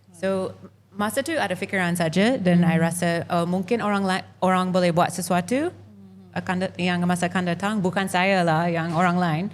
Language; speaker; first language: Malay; non-native, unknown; English